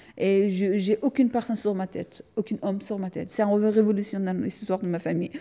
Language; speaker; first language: French; non-native, fluent; Persian